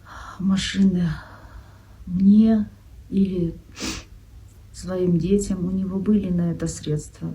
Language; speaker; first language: Russian; non-native, local second language; Kyrgyz